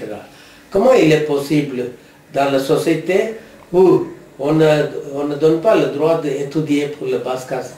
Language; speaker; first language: French; non-native, learner; Tamil